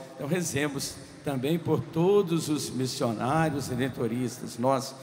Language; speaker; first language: Portuguese; native; Portuguese